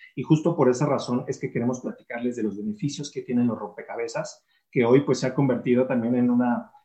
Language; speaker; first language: Spanish; native; Spanish